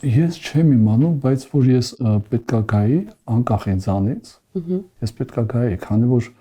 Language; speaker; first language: Armenian; early bilingual, heritage; Armenian